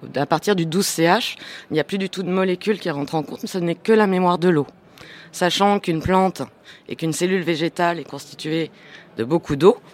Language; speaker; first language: French; non-native, fluent; English